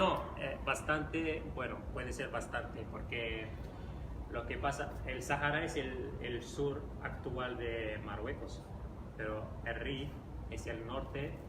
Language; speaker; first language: Spanish; non-native, fluent; Riffian